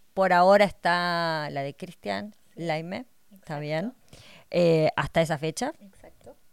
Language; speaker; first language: Spanish; native; Spanish